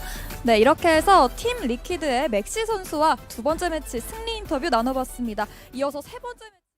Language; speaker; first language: Korean; native; Korean